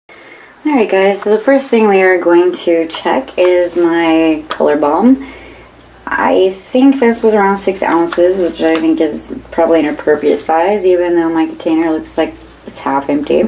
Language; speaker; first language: English; native; English